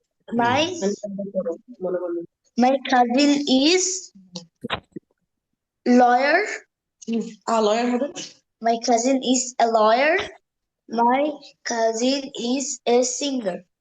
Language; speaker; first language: English; non-native, learner; Bangla